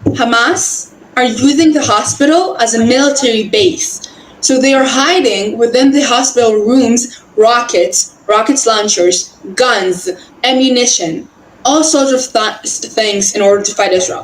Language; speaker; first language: English; non-native, fluent; Hebrew